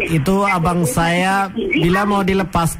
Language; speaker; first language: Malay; non-native, local second language; Tamil